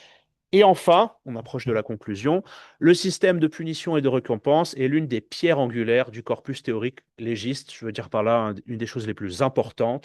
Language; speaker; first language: French; native; French